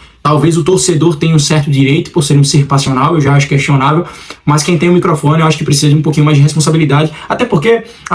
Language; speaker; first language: Portuguese; native; Portuguese